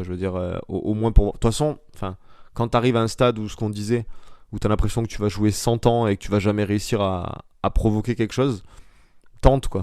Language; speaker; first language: French; native; French